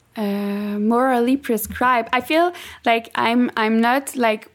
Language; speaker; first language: English; non-native, fluent; French